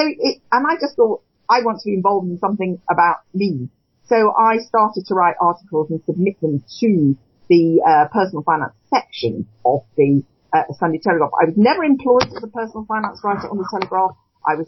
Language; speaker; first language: English; native; English